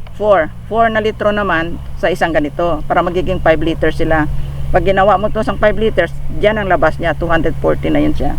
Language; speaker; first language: Filipino; non-native, local second language; Hiligaynon